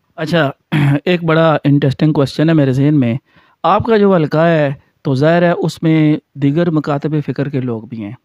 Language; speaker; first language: Urdu; non-native, local second language; Punjabi